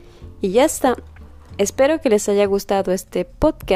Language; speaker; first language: Spanish; non-native, fluent; French